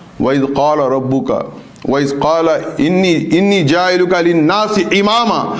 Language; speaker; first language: Urdu; native; Urdu